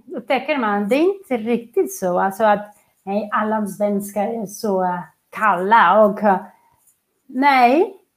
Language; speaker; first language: Swedish; non-native, fluent; Spanish